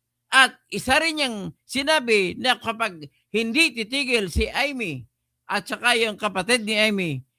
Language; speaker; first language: Filipino; native; Filipino